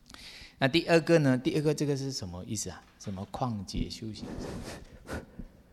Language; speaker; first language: Chinese; native; Chinese